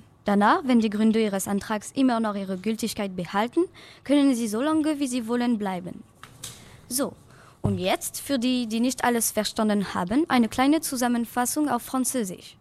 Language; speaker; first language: German; non-native, learner; French